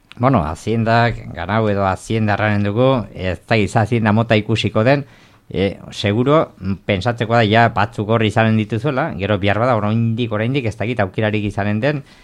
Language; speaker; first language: Basque; native; Basque